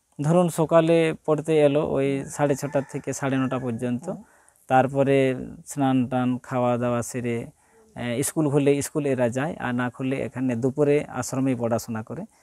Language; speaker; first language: Bangla; non-native, local second language; Santali